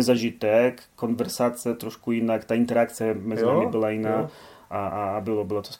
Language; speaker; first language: Czech; non-native, learner; Polish